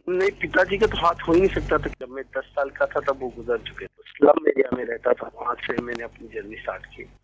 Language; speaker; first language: Hindi; non-native, local second language; Tamil